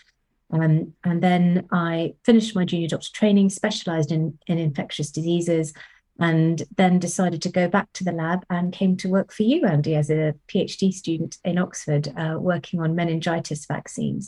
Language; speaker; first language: English; non-native, local second language; Tamil